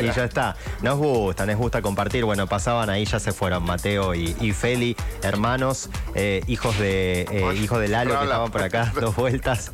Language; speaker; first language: Spanish; native; Spanish